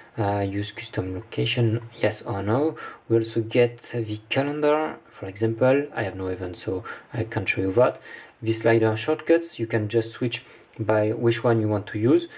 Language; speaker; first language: English; non-native, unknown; French